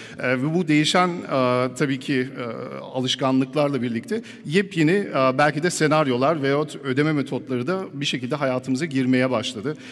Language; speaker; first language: Turkish; early bilingual, heritage; Turkish